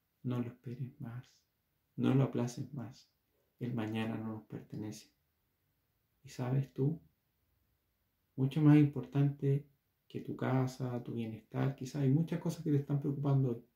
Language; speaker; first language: Spanish; native; Spanish